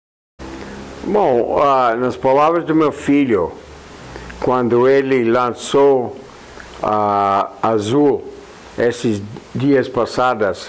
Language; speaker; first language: Portuguese; non-native, fluent; English